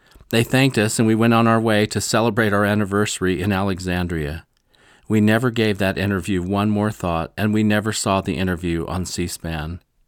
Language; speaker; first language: English; native; English